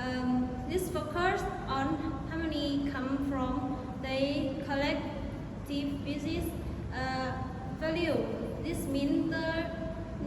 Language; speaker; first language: English; non-native, learner; Vietnamese